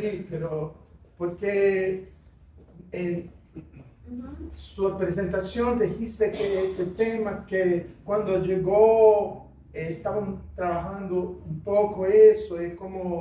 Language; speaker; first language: Spanish; non-native, fluent; Portuguese